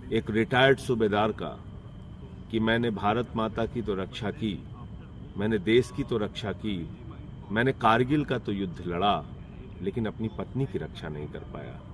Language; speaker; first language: Hindi; native; Hindi